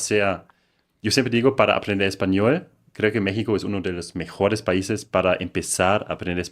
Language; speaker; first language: Spanish; non-native, fluent; German